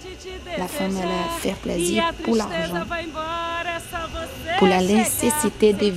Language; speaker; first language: French; non-native, learner; Portuguese